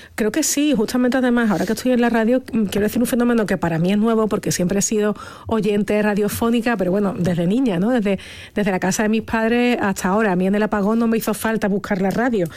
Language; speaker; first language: Spanish; native; Spanish